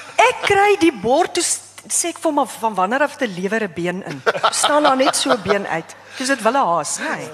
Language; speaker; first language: Afrikaans; native; Afrikaans